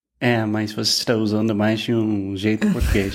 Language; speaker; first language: Portuguese; non-native, fluent; English